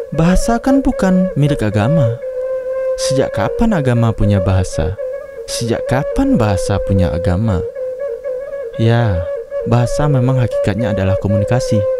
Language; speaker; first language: Indonesian; non-native, local second language; Minangkabau